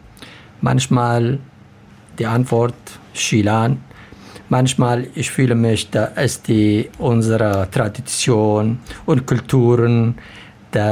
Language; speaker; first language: German; non-native, learner; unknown